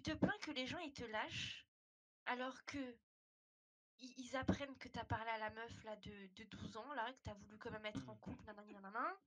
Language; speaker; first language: French; native; French